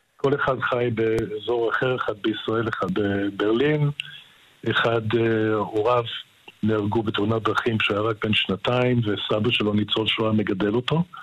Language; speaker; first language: Hebrew; non-native, fluent; English